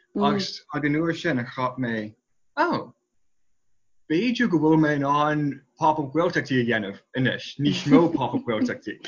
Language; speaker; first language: Irish; non-native, fluent; English